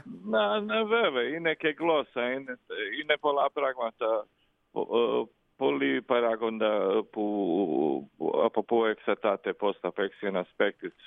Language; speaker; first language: Greek; non-native, learner; Croatian